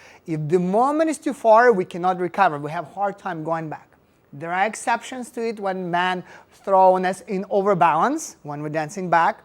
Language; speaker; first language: English; non-native, fluent; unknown